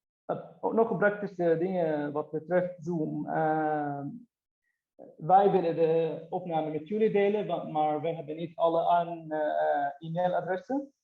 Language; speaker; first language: Dutch; non-native, fluent; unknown